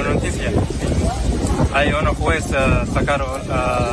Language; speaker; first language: Spanish; non-native, learner; Arabic